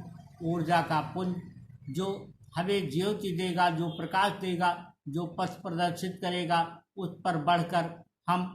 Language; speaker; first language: Hindi; native; Hindi